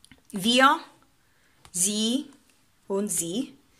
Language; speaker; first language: German; non-native, learner; Filipino